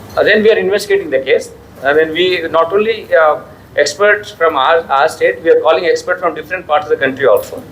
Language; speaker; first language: English; non-native, local second language; Telugu